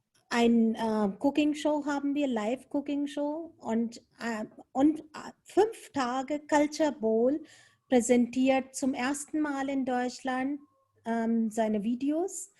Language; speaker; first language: German; non-native, fluent; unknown